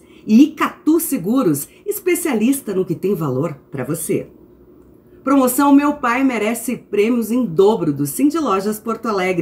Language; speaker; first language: Portuguese; native; Portuguese